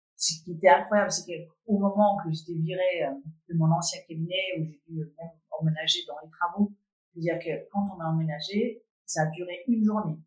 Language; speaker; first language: French; non-native, fluent; Danish